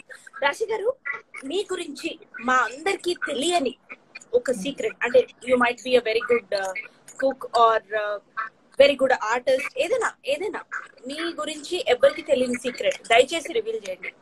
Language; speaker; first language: Telugu; native; Telugu